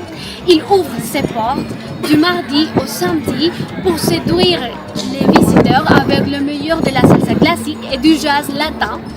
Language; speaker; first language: French; non-native, learner; Spanish